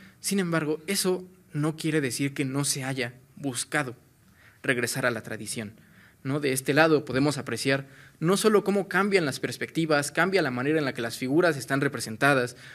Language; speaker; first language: Spanish; native; Spanish